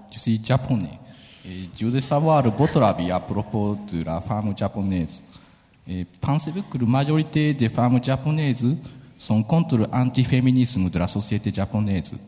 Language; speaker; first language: French; non-native, fluent; Japanese